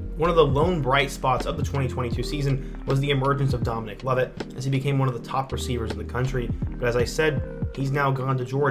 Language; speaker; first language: English; native; English